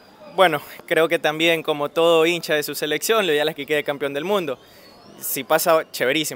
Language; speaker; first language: Spanish; native; Spanish